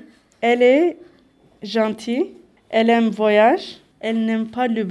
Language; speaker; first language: French; non-native, learner; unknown